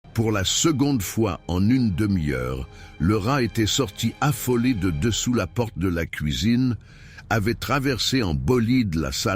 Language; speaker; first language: French; native; French